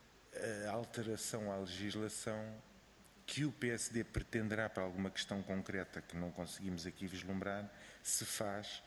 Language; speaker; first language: Portuguese; native; Portuguese